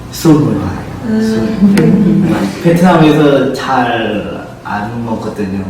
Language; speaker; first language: Korean; non-native, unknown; Vietnamese